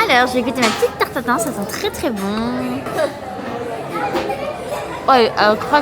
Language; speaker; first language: French; native; French